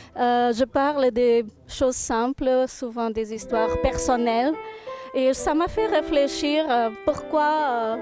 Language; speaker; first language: French; non-native, fluent; Portuguese